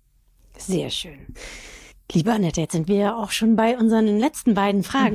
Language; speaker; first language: German; native; German